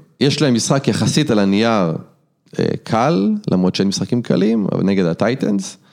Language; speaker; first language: Hebrew; native; Hebrew